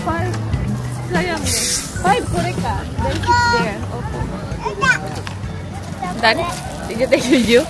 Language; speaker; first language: English; non-native, local second language; Filipino